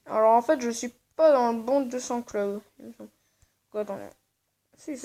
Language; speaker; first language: French; native; French